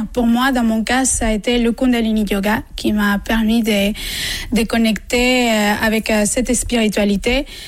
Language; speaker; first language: French; non-native, fluent; Spanish